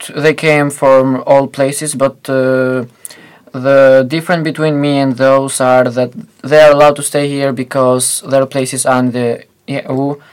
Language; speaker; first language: English; non-native, fluent; Albanian